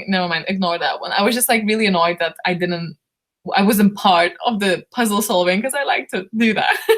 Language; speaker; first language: English; non-native, fluent; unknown